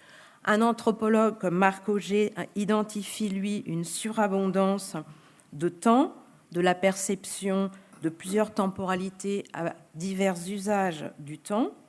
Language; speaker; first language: French; native; French